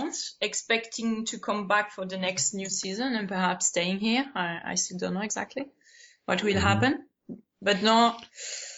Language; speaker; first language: English; non-native, fluent; Spanish